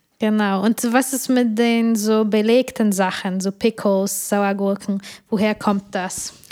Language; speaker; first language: German; non-native, fluent; Polish